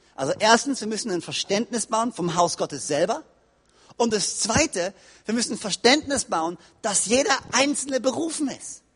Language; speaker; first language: German; native; German